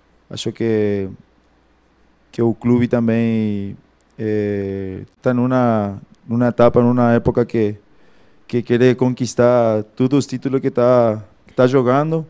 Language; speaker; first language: Portuguese; non-native, fluent; Spanish